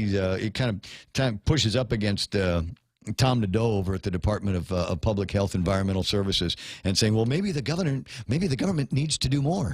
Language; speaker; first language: English; native; English